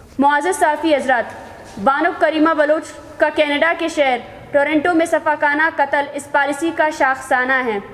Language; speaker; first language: Urdu; non-native, local second language; Baluchi